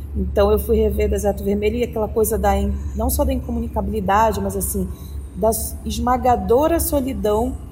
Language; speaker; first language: Portuguese; native; Portuguese